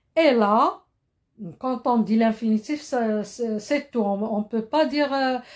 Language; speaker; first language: French; non-native, local second language; Arabic